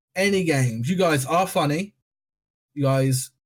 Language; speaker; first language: English; native; English